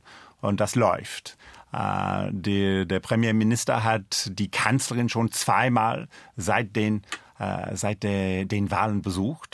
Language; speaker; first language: German; non-native, fluent; English